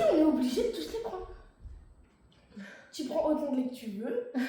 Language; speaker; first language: French; native; French